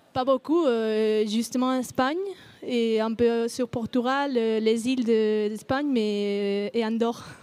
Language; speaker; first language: French; non-native, learner; Spanish